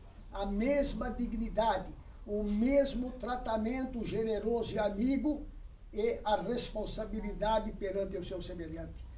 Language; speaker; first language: Portuguese; early bilingual, other home language; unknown